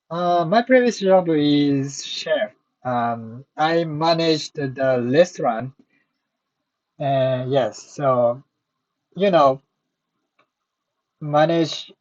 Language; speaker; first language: English; non-native, learner; Japanese